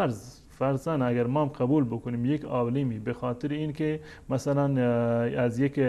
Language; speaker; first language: Persian; native; Persian